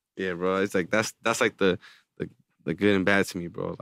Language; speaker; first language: English; native; English